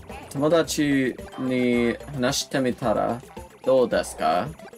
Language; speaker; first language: Japanese; non-native, learner; English